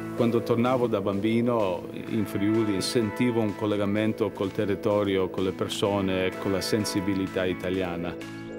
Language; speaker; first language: Italian; early bilingual, heritage; English